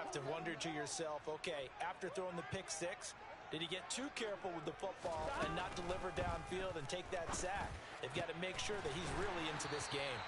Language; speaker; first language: English; native; English